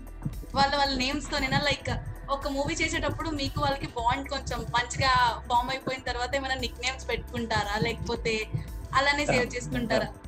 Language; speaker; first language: Telugu; native; Telugu